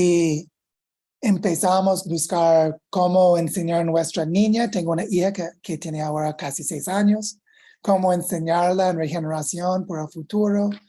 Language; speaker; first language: Spanish; non-native, fluent; English